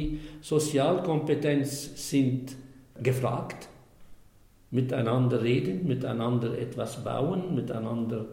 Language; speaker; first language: German; non-native, fluent; Arabic